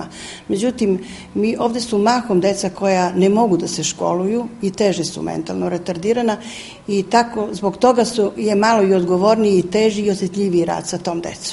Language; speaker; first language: Serbian; native; Serbian